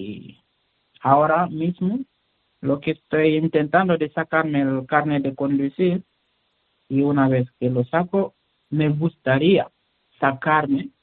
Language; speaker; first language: Spanish; non-native, learner; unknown